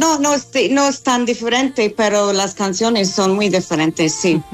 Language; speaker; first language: Spanish; non-native, fluent; English